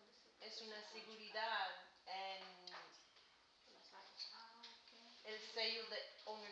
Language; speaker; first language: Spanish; non-native, learner; English